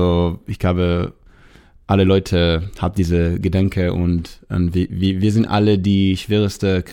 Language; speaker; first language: German; non-native, learner; Hebrew